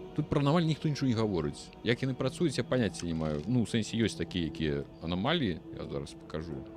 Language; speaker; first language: Belarusian; non-native, local second language; Russian